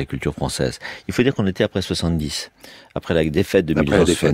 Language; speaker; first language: French; native; French